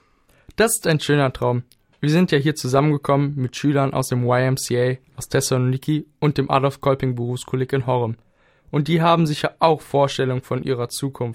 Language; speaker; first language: German; native; German